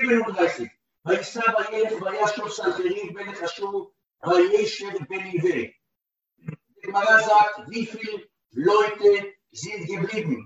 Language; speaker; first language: German; non-native, learner; Hebrew